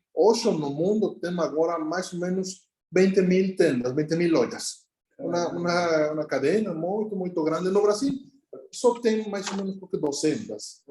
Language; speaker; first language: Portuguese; non-native, learner; Spanish